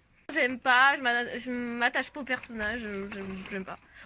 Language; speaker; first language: French; native; French